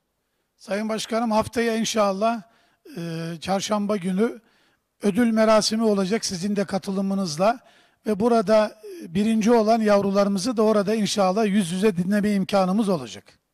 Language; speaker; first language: Turkish; native; Turkish